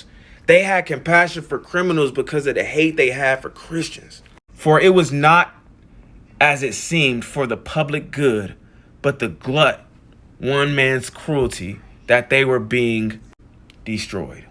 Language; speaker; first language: English; native; English